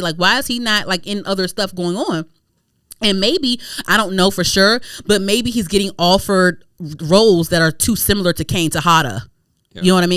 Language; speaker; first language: English; native; English